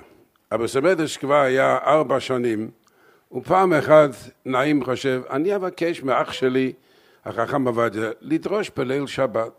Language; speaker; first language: Hebrew; non-native, fluent; English